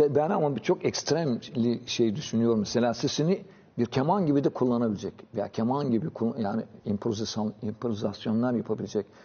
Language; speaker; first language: Turkish; native; Turkish